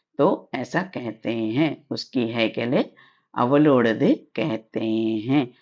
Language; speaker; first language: Hindi; non-native, local second language; Tamil